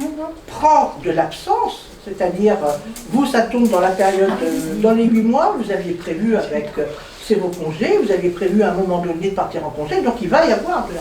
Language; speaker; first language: French; native; French